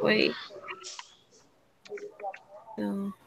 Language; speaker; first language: English; non-native, learner; Spanish